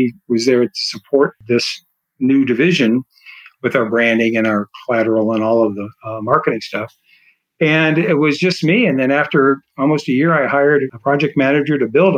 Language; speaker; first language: English; native; English